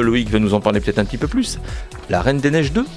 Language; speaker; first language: French; native; French